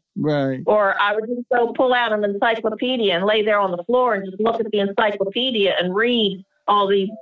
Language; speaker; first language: English; native; English